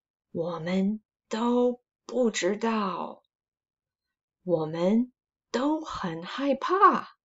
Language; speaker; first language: Chinese; non-native, fluent; English